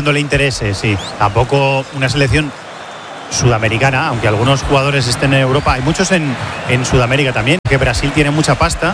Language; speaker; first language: Spanish; native; Spanish